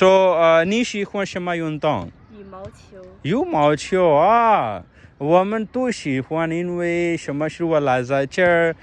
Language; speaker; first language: Chinese; non-native, learner; Urdu